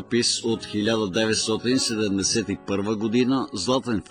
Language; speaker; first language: Bulgarian; native; Bulgarian